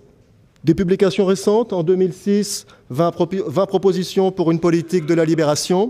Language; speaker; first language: French; native; French